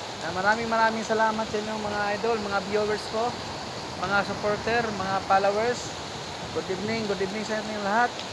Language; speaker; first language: Filipino; non-native, local second language; Cebuano